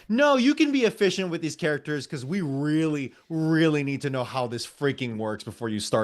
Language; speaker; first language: English; native; English